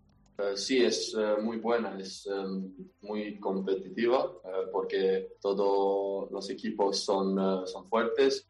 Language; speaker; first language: Spanish; non-native, learner; Romanian